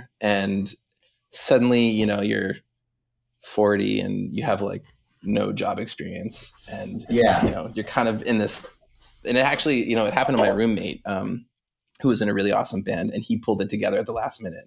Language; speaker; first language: English; native; English